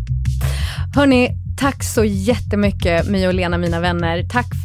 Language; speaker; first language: Swedish; native; Swedish